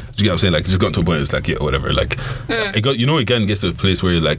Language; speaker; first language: English; non-native, local second language; Yoruba